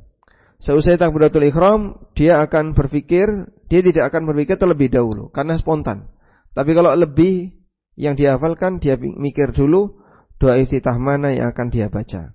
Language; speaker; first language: Indonesian; native; Indonesian